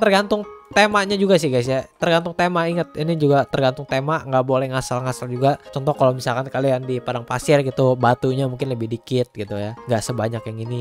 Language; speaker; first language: Indonesian; native; Indonesian